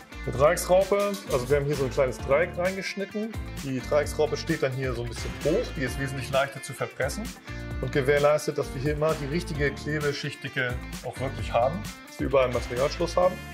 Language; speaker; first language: German; native; German